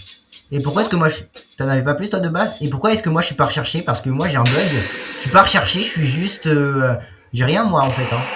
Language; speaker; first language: French; native; French